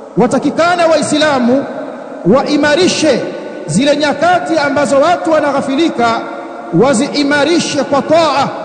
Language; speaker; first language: Swahili; native; Swahili